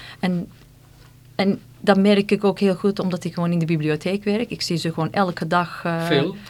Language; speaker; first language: Dutch; non-native, fluent; Turkish